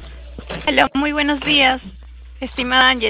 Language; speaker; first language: Spanish; native; Spanish